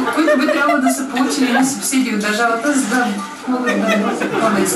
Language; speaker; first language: Bulgarian; native; Bulgarian